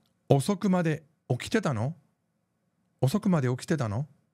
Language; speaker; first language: English; native; English